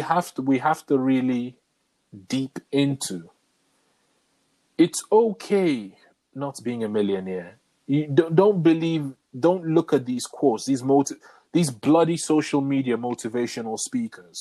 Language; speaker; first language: English; native; English